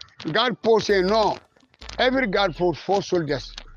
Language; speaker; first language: English; non-native, local second language; Mandingo